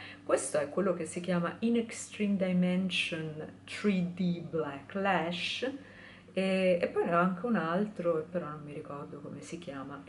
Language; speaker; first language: Italian; native; Italian